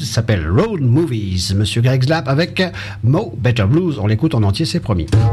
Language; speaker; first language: French; native; French